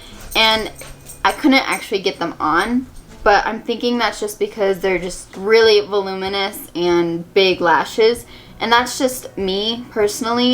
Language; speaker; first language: English; native; English